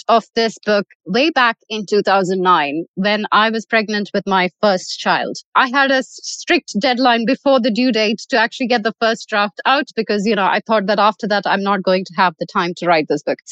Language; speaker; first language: English; non-native, local second language; Malayalam